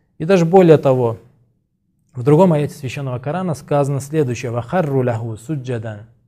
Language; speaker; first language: Russian; non-native, local second language; Azerbaijani